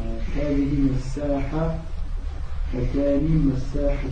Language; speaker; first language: Arabic; non-native, learner; French